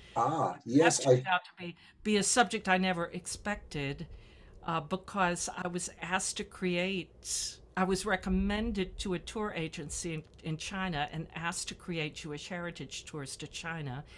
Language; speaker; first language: English; native; English